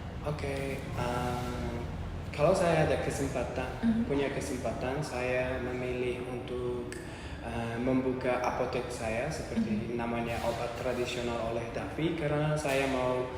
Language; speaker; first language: Indonesian; non-native, learner; Uzbek